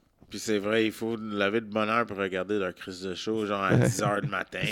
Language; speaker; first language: French; native; French